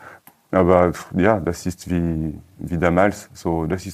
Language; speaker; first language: German; non-native, learner; French